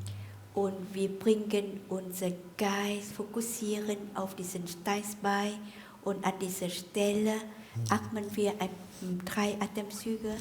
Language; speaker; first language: German; non-native, fluent; Vietnamese